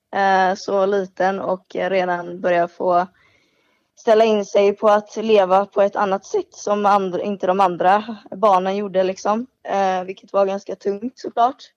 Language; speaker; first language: Swedish; native; Swedish